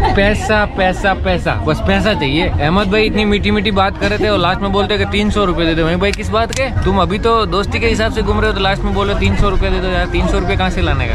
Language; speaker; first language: Hindi; native; Hindi